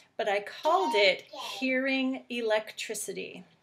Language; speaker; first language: English; native; English